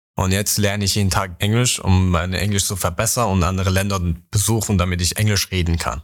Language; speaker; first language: German; early bilingual, other home language; Persian